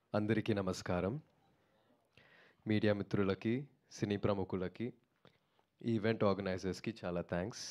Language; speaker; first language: Telugu; non-native, learner; Tamil